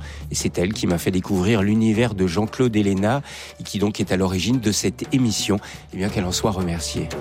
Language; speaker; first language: French; native; French